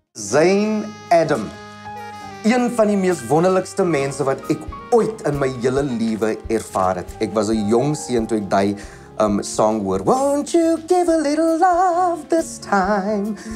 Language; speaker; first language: Afrikaans; native; Afrikaans